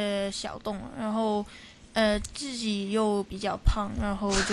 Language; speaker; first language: Chinese; non-native, local second language; Cantonese